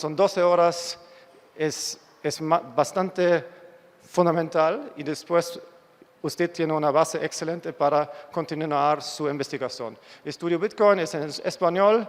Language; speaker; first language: Spanish; non-native, fluent; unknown